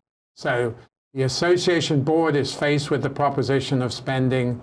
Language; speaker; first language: English; native; English